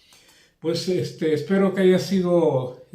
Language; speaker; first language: Spanish; native; Spanish